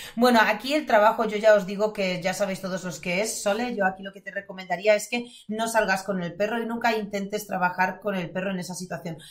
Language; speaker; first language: Spanish; non-native, fluent; Polish